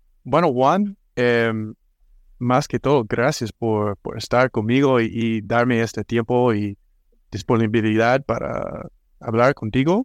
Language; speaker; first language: Spanish; non-native, fluent; English